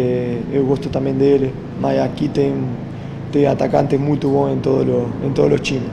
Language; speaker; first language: Portuguese; non-native, fluent; Spanish